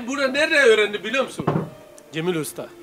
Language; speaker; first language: Turkish; non-native, learner; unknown